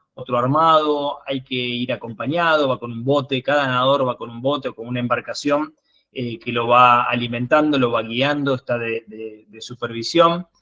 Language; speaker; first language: Spanish; native; Spanish